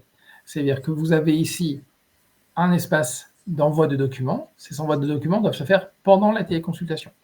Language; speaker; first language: French; native; French